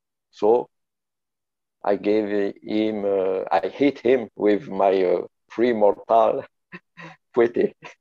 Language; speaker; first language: English; non-native, learner; French